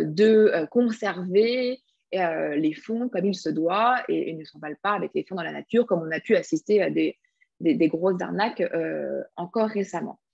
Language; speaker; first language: French; native; French